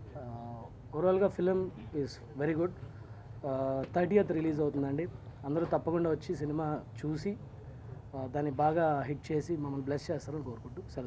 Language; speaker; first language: Telugu; native; Telugu